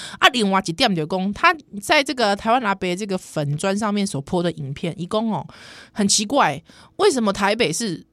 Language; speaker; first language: Chinese; native; Chinese